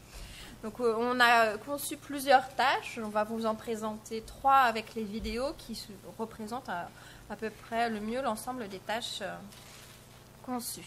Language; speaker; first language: French; native; French